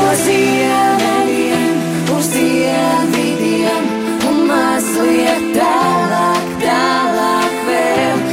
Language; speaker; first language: Latvian; early bilingual, heritage; Latvian